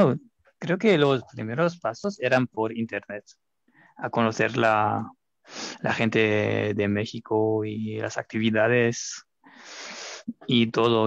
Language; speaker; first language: Spanish; non-native, fluent; German